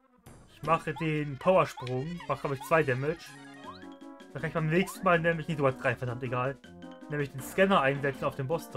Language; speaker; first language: German; native; German